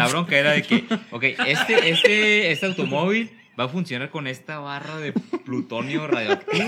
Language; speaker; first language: Spanish; native; Spanish